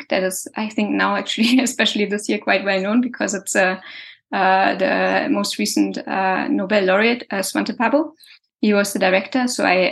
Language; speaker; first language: English; non-native, fluent; German